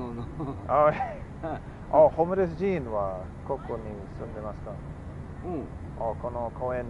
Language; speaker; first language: Japanese; non-native, learner; English